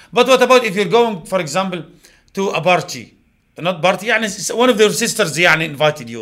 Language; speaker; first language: English; non-native, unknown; Arabic